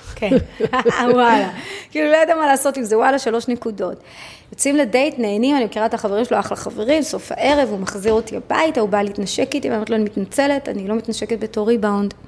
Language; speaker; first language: Hebrew; early bilingual, other home language; Arabic